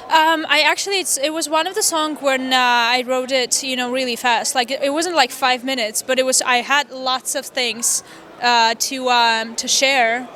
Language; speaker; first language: English; non-native, fluent; Armenian